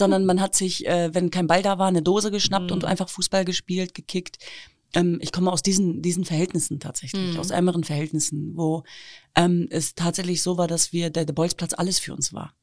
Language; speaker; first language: German; native; German